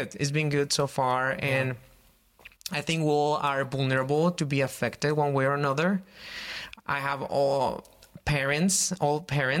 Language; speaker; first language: English; non-native, fluent; Spanish